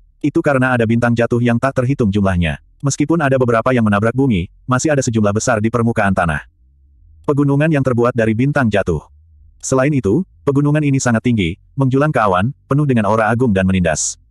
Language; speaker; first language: Indonesian; native; Indonesian